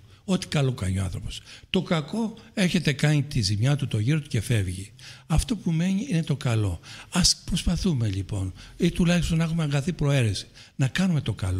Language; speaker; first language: Greek; native; Greek